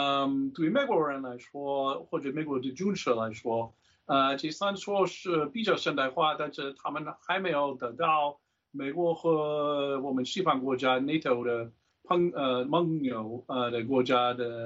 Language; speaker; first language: Chinese; non-native, fluent; English